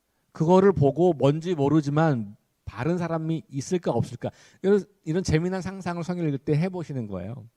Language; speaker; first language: Korean; native; Korean